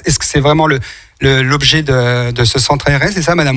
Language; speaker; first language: French; native; French